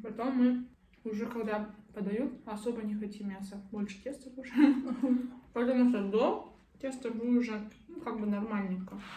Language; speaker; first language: Russian; non-native, local second language; Kazakh